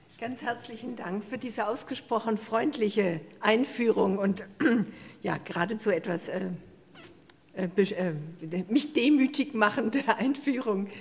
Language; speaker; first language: German; native; German